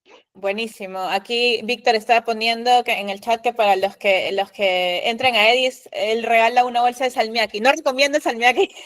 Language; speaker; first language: Spanish; native; Spanish